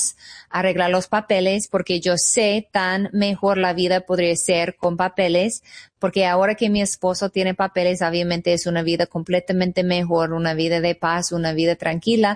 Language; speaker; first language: Spanish; non-native, fluent; English